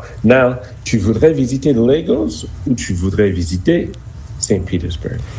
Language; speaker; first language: French; non-native, fluent; English